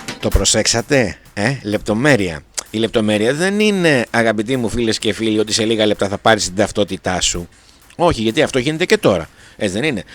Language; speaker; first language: Greek; native; Greek